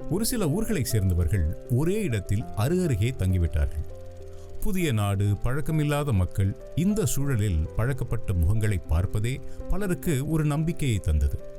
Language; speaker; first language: Tamil; native; Tamil